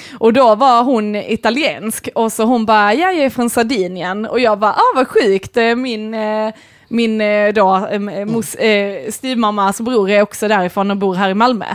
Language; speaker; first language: Swedish; native; Swedish